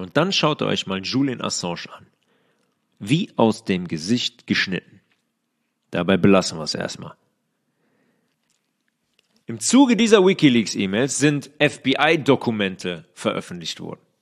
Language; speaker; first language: German; native; German